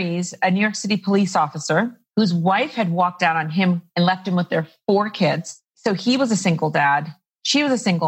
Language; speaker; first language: English; native; English